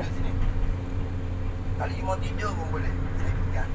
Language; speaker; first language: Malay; non-native, fluent; Bangla